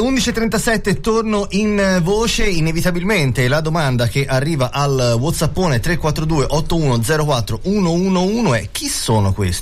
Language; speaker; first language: Italian; native; Italian